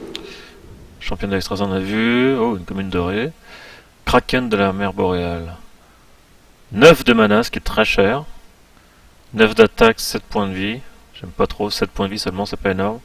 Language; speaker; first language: French; native; French